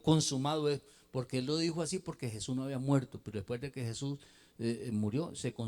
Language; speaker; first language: Spanish; native; Spanish